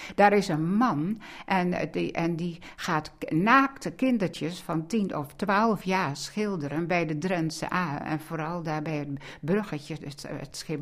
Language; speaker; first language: Dutch; native; Dutch